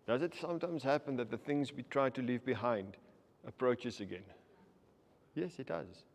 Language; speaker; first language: English; non-native, local second language; Afrikaans